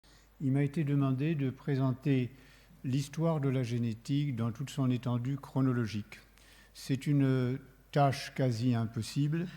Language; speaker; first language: French; native; French